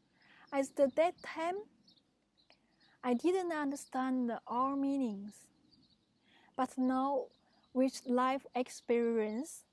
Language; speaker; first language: English; non-native, fluent; Chinese